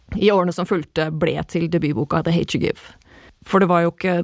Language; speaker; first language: Norwegian; native; Norwegian